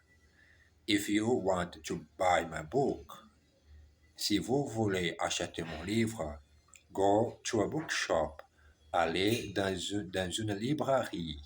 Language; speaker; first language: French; non-native, learner; German